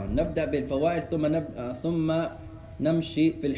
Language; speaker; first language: Arabic; non-native, fluent; English